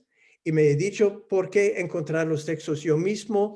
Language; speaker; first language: Spanish; non-native, fluent; English